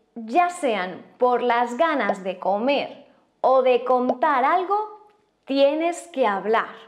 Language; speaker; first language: Spanish; native; Spanish